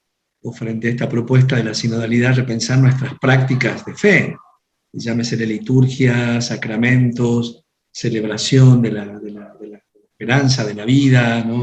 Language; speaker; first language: Spanish; native; Spanish